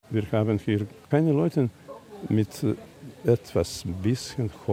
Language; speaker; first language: German; non-native, fluent; Serbian